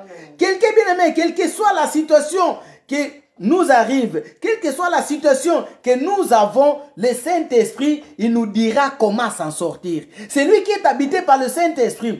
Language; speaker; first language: French; non-native, local second language; Lingala